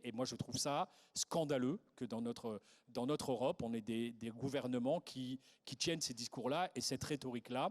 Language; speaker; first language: French; native; French